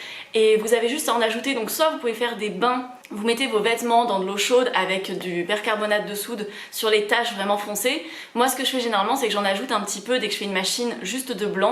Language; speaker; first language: French; native; French